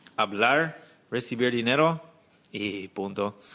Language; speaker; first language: Spanish; non-native, fluent; English